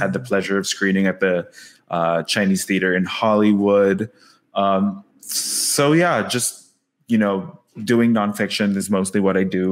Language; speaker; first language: English; non-native, local second language; Filipino